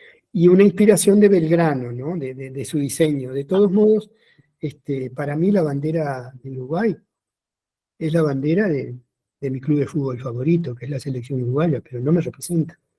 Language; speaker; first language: Spanish; native; Spanish